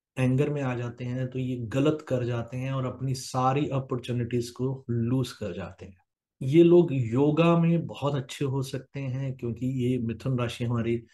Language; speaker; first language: Hindi; native; Hindi